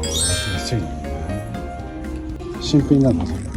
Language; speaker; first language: Japanese; native; Japanese